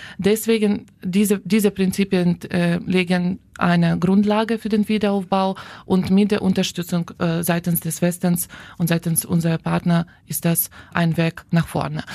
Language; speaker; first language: German; non-native, fluent; Ukrainian